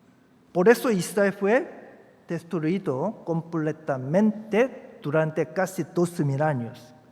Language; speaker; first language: Spanish; non-native, fluent; Korean